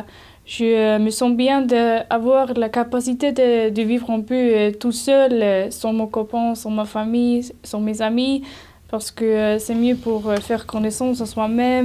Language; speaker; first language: French; non-native, learner; Icelandic